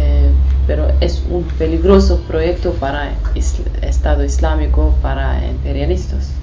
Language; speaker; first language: Spanish; non-native, learner; Kurdish